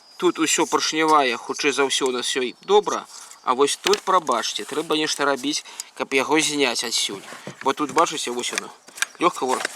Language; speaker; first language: Belarusian; native; Belarusian